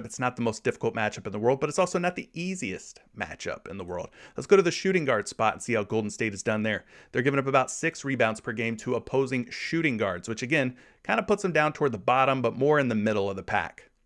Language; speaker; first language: English; native; English